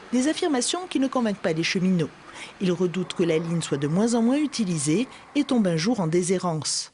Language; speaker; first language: French; native; French